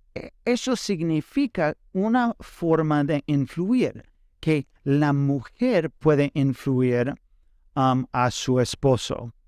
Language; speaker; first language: Spanish; non-native, fluent; English